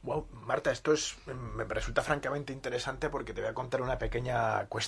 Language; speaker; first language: Spanish; native; Spanish